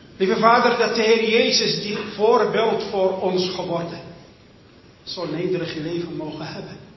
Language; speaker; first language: Dutch; non-native, fluent; French